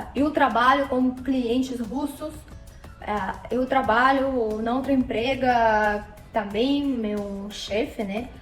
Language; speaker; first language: Portuguese; non-native, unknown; Russian